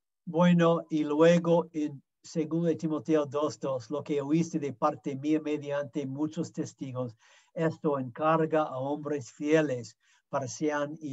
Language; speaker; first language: Spanish; non-native, fluent; English